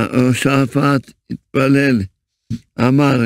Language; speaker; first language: Hebrew; early bilingual, other home language; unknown